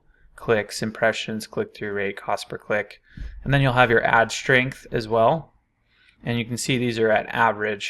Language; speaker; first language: English; native; English